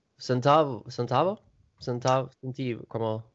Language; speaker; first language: Italian; non-native, learner; Swedish